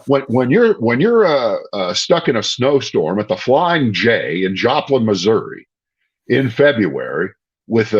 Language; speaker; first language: English; native; English